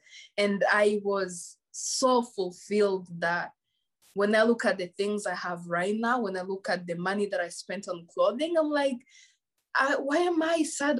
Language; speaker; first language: English; non-native, local second language; Kinyarwanda